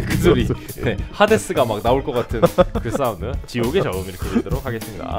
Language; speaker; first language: Korean; native; Korean